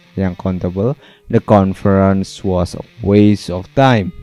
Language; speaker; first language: English; non-native, fluent; Indonesian